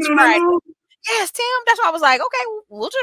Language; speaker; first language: English; native; English